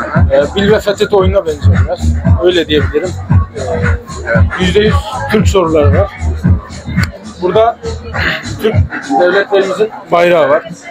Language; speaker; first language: Turkish; non-native, fluent; Kyrgyz